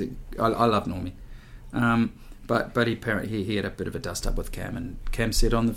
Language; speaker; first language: English; native; English